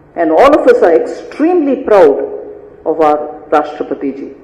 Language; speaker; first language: English; non-native, local second language; Tamil